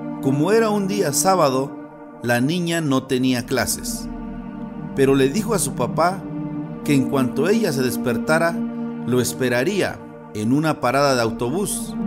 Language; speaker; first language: Spanish; native; Spanish